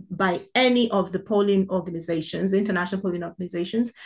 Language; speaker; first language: English; non-native, local second language; Igbo